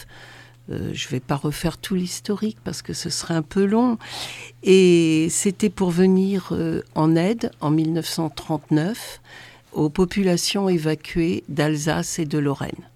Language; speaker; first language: French; native; French